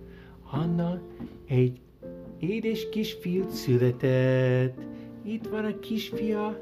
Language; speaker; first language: Hungarian; early bilingual, heritage; Hungarian